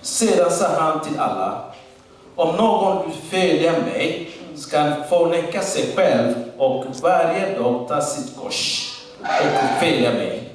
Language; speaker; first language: Swedish; non-native, learner; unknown